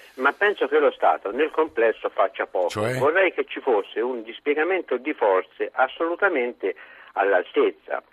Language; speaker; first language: Italian; native; Italian